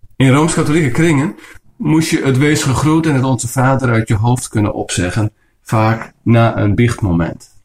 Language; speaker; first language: Dutch; non-native, local second language; Western Frisian